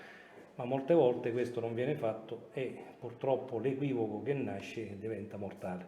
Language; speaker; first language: Italian; native; Italian